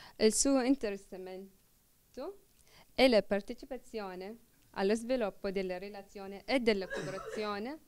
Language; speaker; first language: Italian; non-native, learner; Arabic